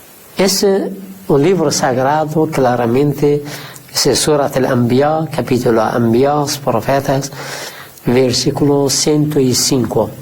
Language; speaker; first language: Portuguese; non-native, fluent; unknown